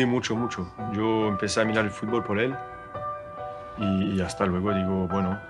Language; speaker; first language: Spanish; non-native, learner; French